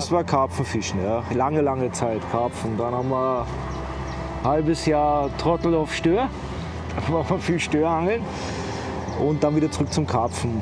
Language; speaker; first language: German; native; German